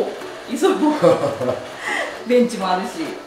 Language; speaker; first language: Japanese; native; Japanese